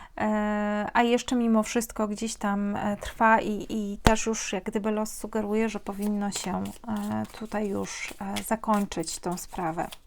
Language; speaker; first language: Polish; native; Polish